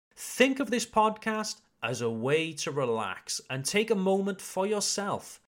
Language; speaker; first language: English; native; English